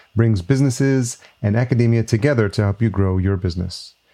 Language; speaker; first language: English; native; English